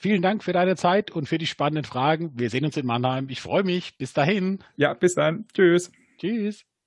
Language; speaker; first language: German; native; German